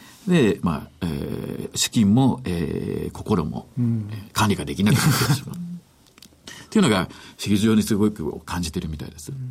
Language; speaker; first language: Japanese; native; Japanese